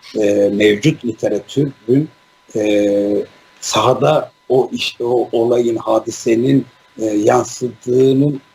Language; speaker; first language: Turkish; native; Turkish